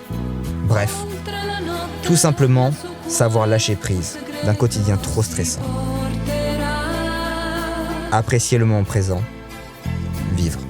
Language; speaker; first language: French; native; French